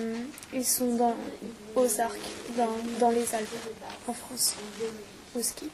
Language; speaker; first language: French; non-native, learner; English